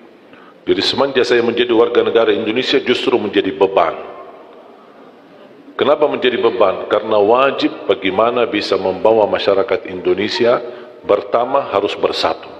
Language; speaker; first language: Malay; non-native, fluent; Arabic